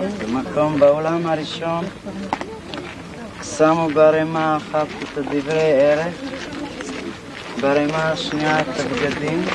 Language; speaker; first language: Hebrew; non-native, fluent; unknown